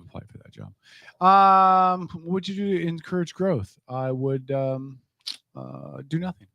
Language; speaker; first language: English; native; English